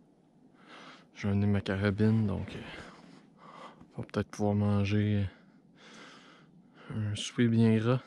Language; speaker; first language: French; native; French